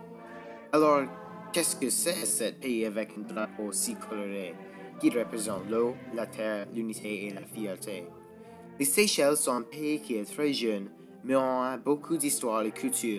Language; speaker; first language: French; non-native, learner; English